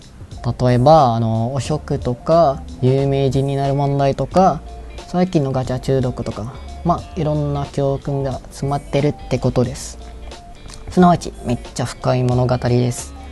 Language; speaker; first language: Japanese; non-native, fluent; Malay